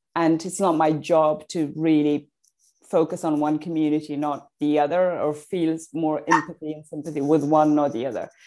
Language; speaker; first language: English; non-native, fluent; Persian